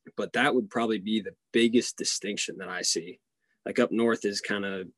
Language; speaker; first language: English; early bilingual, other home language; Hungarian